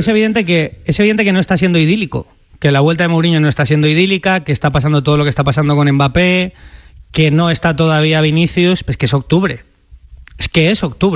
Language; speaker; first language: Spanish; native; Spanish